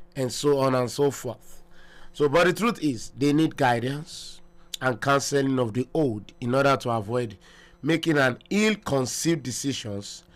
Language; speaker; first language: English; non-native, local second language; Yoruba